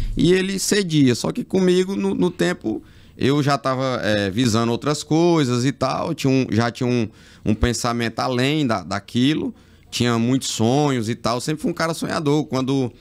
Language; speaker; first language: Portuguese; native; Portuguese